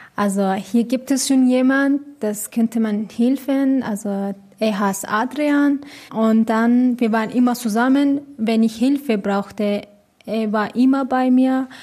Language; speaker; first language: German; non-native, learner; Persian